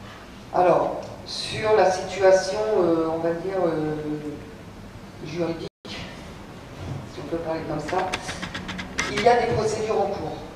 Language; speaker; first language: French; native; French